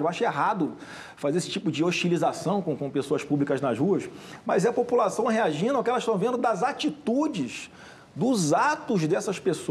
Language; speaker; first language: Portuguese; native; Portuguese